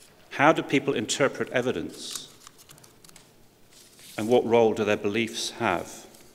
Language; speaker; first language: English; native; English